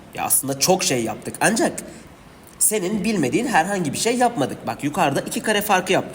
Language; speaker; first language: Turkish; native; Turkish